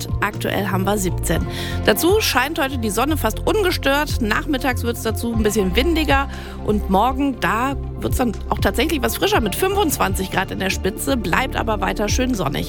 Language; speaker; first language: German; native; German